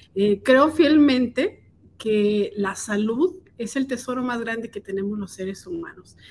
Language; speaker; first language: Spanish; native; Spanish